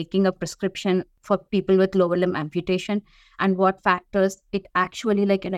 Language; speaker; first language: English; non-native, local second language; Tamil